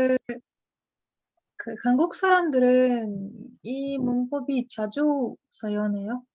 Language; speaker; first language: Korean; non-native, learner; Russian